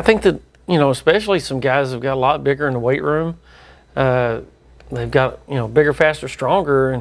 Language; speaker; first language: English; native; English